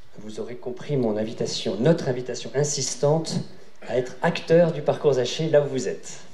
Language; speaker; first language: French; native; French